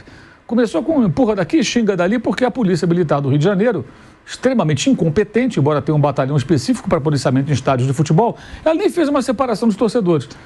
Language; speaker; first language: Portuguese; native; Portuguese